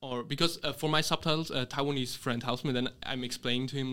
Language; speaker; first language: English; non-native, fluent; German